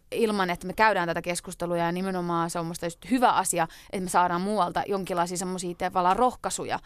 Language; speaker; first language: Finnish; early bilingual, other home language; Kurdish